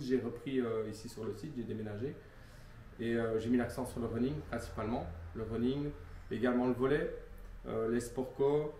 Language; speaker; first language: French; native; French